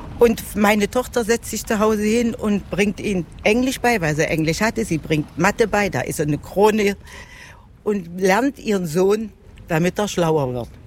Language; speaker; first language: German; native; German